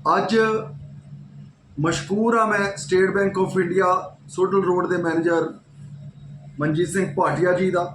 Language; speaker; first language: Hindi; non-native, local second language; Punjabi